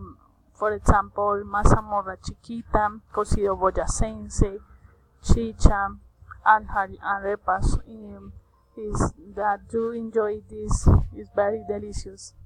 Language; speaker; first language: English; non-native, learner; Spanish